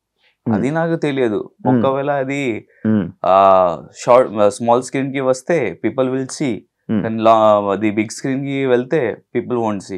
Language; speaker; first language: Telugu; non-native, learner; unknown